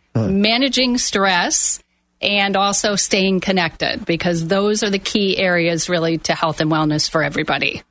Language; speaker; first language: English; native; English